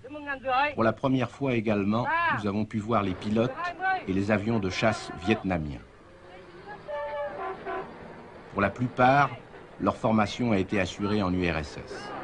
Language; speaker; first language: French; native; French